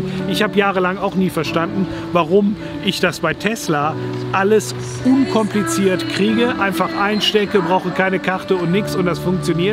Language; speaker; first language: German; native; German